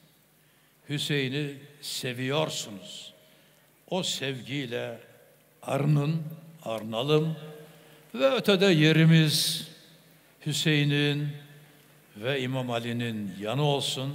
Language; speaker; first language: Turkish; native; Turkish